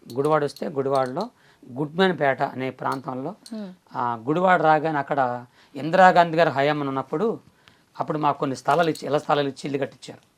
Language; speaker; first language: Telugu; non-native, local second language; Koya